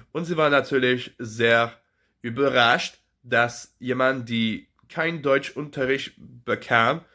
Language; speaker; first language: German; non-native, learner; French